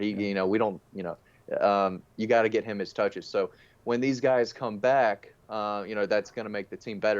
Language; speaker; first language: English; native; English